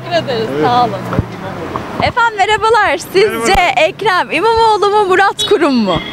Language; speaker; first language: Turkish; native; Turkish